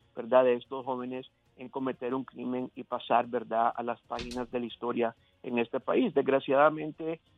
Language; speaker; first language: Spanish; early bilingual, heritage; Spanish